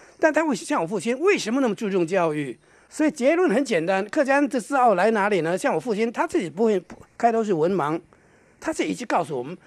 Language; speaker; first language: Chinese; non-native, local second language; Hakka Chinese